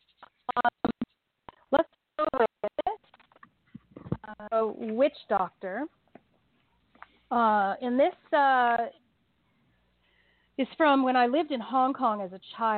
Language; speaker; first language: English; native; English